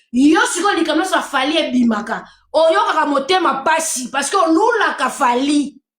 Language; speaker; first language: Lingala; native; Lingala